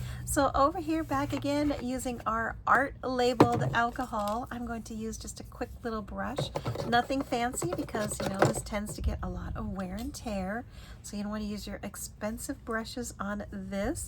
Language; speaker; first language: English; native; English